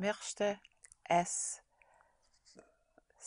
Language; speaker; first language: German; non-native, learner; English